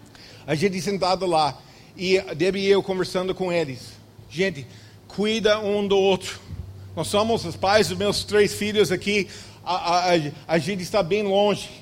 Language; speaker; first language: Portuguese; non-native, fluent; English